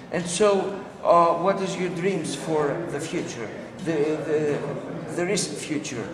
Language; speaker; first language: English; non-native, fluent; Greek